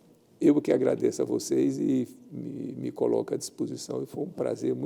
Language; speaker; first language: Portuguese; native; Portuguese